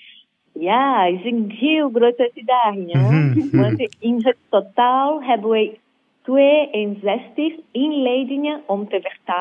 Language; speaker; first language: Dutch; non-native, learner; Portuguese